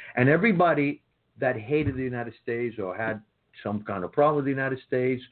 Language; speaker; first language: English; early bilingual, other home language; Spanish